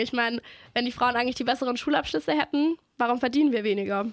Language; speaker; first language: German; native; German